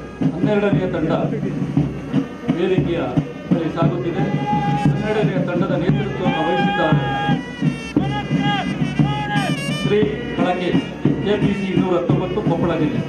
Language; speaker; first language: Kannada; native; Kannada